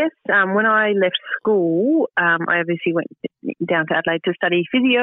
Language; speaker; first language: English; native; English